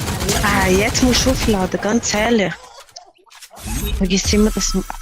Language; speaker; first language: German; non-native, learner; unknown